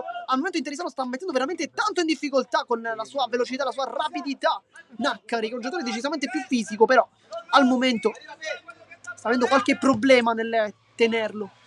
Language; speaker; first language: Italian; native; Italian